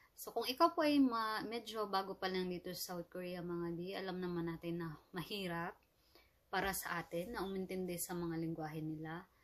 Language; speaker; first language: Filipino; native; Filipino